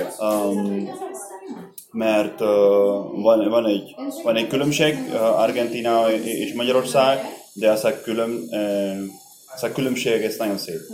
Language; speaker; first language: Hungarian; non-native, learner; Spanish